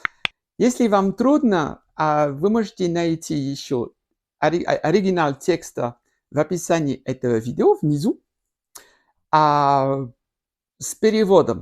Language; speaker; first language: Russian; non-native, fluent; French